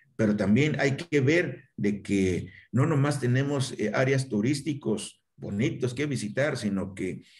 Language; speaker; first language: Spanish; non-native, local second language; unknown